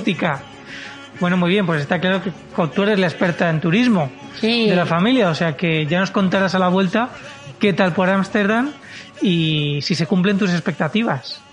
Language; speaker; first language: Spanish; native; Spanish